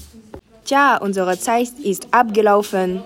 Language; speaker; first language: German; non-native, learner; French